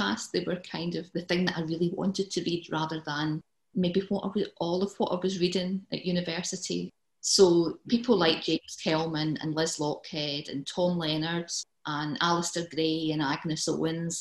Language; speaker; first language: English; native; English